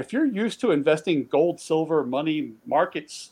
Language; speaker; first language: English; native; English